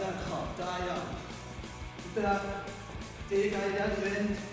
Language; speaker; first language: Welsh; non-native, local second language; English